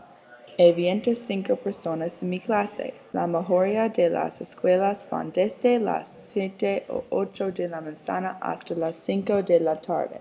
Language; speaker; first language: Spanish; non-native, learner; English